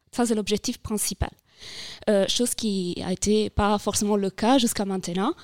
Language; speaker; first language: French; non-native, fluent; Italian